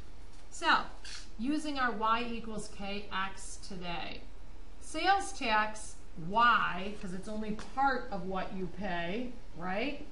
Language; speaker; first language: English; native; English